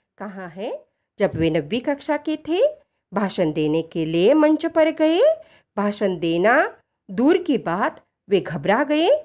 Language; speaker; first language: Hindi; non-native, local second language; Marathi